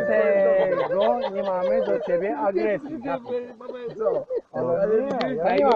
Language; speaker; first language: Polish; non-native, learner; Slovenian